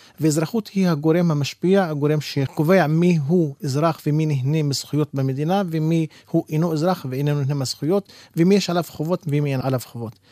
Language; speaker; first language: Hebrew; non-native, local second language; Arabic